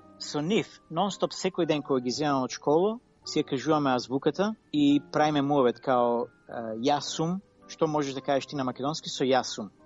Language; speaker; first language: Macedonian; native; Macedonian